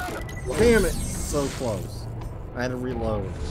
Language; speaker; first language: English; native; English